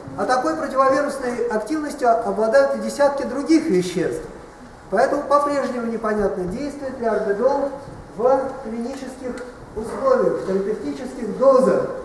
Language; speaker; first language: Russian; native; Russian